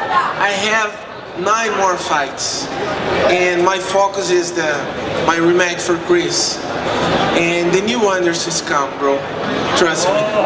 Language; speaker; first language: English; non-native, learner; Portuguese